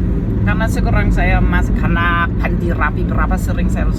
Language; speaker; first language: Indonesian; non-native, fluent; German